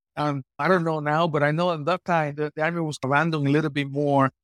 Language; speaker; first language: English; non-native, fluent; Spanish